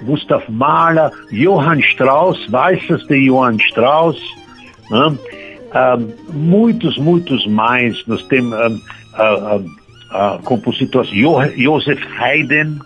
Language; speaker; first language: Portuguese; non-native, learner; German